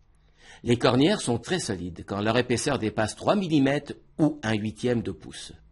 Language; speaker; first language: French; native; French